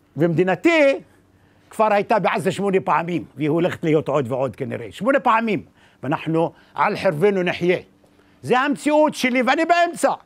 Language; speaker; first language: Hebrew; non-native, local second language; Arabic